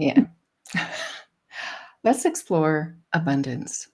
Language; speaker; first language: English; native; English